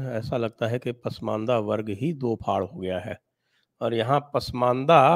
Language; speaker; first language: Hindi; native; Hindi